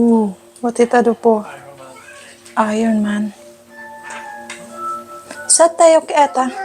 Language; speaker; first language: Swedish; non-native, learner; Filipino